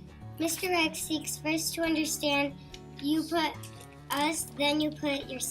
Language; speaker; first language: English; native; English